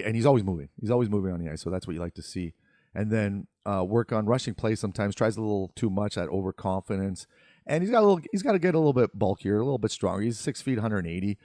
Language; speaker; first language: English; native; English